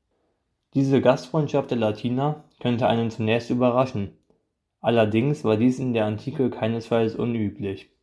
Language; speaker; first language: German; native; German